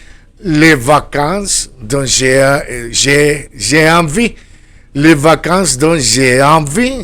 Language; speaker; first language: French; non-native, fluent; Spanish